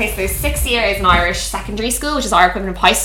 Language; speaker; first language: English; native; English